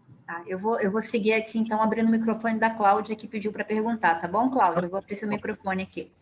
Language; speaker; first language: Portuguese; native; Portuguese